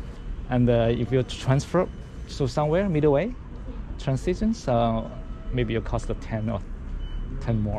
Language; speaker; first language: English; non-native, learner; Chinese